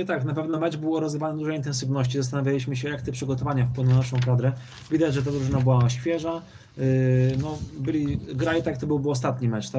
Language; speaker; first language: Polish; native; Polish